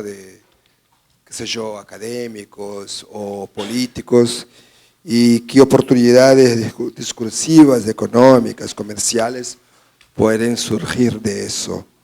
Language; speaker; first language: Spanish; non-native, fluent; Portuguese